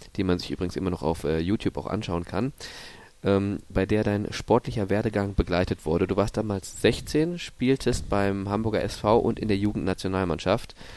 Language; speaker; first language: German; native; German